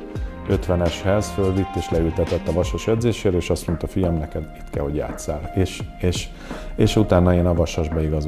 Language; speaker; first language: Hungarian; native; Hungarian